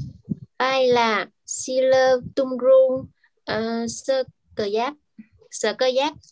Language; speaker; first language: Indonesian; non-native, learner; Vietnamese